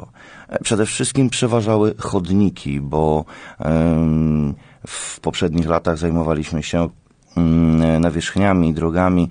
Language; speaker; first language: Polish; native; Polish